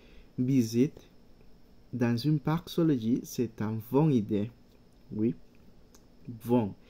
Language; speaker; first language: French; non-native, learner; Spanish